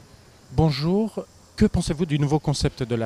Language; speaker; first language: French; native; French